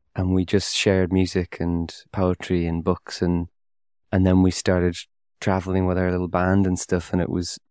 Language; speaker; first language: English; native; English